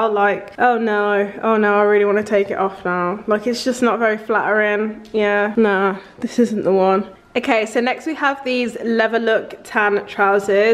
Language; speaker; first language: English; native; English